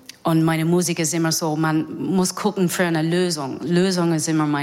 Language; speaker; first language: German; non-native, learner; English